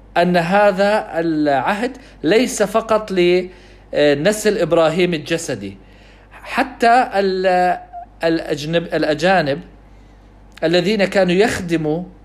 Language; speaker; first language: Arabic; non-native, fluent; English